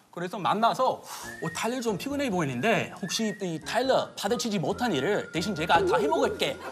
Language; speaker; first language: Korean; non-native, fluent; English